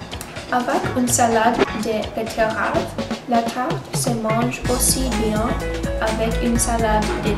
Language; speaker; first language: French; non-native, learner; English